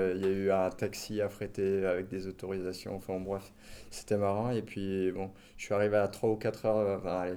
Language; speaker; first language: French; native; French